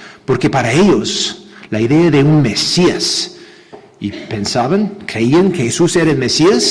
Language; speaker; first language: Spanish; non-native, fluent; English